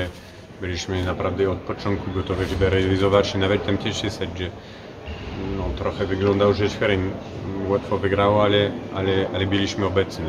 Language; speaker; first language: Polish; non-native, fluent; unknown